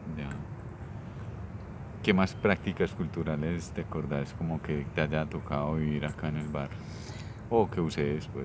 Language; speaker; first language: Spanish; native; Spanish